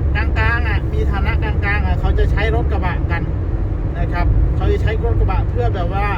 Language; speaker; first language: Thai; non-native, local second language; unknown